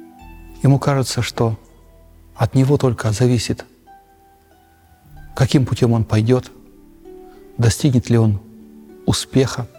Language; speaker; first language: Russian; native; Russian